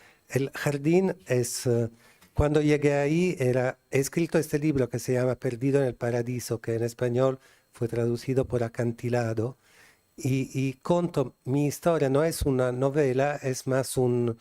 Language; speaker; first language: Spanish; non-native, fluent; Italian